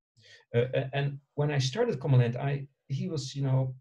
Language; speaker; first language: English; non-native, fluent; Dutch